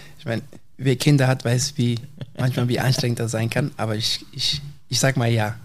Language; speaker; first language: German; early bilingual, other home language; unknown